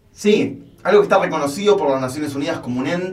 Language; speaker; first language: Spanish; native; Spanish